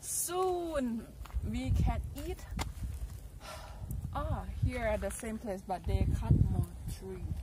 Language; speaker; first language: English; non-native, learner; Thai